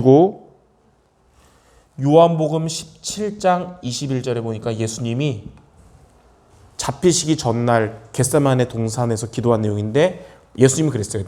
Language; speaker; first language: Korean; native; Korean